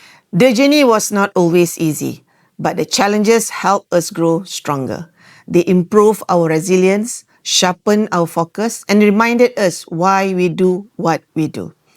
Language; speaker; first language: English; non-native, local second language; Malay